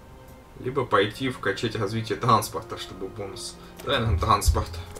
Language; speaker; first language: Russian; native; Russian